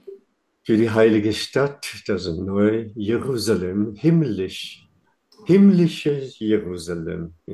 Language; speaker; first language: German; non-native, fluent; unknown